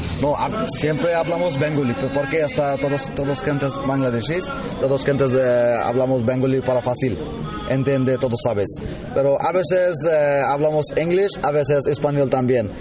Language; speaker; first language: Spanish; non-native, learner; Bangla